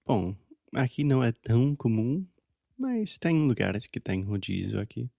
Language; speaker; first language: Portuguese; non-native, fluent; English